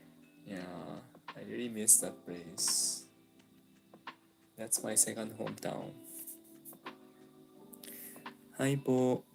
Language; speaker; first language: English; non-native, local second language; Filipino